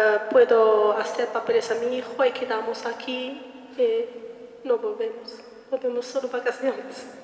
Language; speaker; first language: Spanish; non-native, learner; Arabic